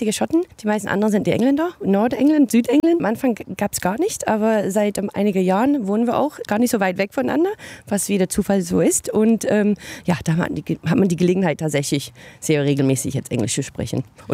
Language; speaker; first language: German; non-native, fluent; English